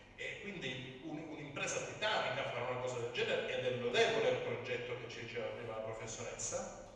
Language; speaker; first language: Italian; native; Italian